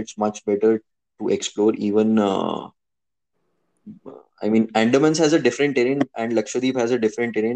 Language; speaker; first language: English; non-native, local second language; Hindi